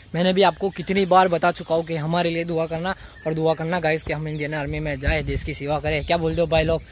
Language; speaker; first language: Hindi; non-native, local second language; Gujarati